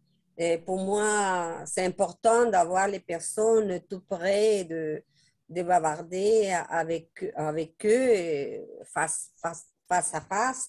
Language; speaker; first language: French; non-native, fluent; Spanish